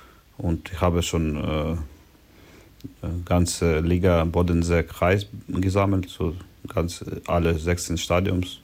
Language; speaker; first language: German; non-native, learner; Ukrainian